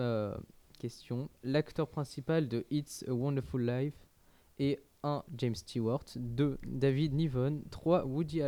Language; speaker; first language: French; native; French